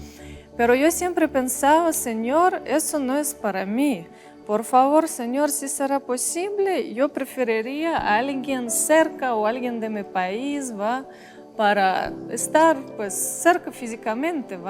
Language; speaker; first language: Spanish; non-native, fluent; Russian